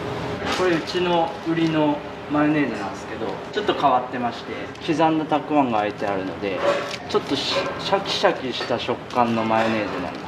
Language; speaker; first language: Japanese; native; Japanese